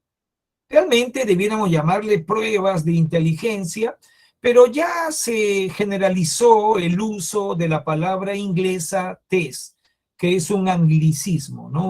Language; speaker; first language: Spanish; native; Spanish